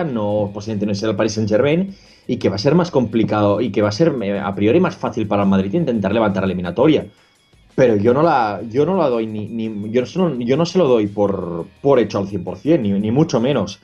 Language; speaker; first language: Spanish; native; Spanish